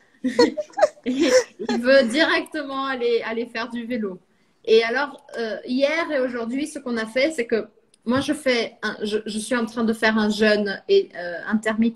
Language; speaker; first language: French; non-native, fluent; Portuguese